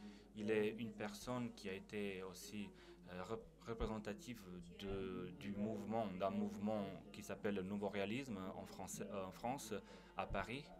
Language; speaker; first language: French; non-native, fluent; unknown